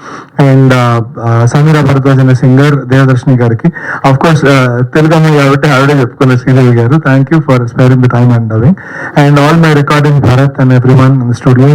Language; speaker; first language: Telugu; native; Telugu